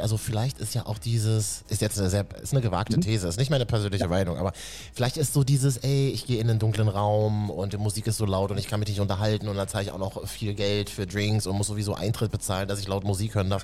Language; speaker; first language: German; native; German